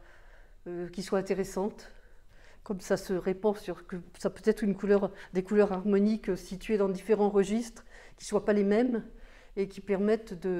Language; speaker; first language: French; native; French